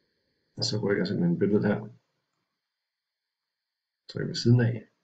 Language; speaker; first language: Danish; native; Danish